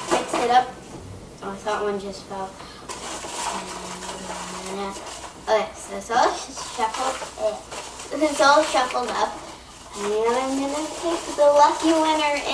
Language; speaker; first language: English; native; English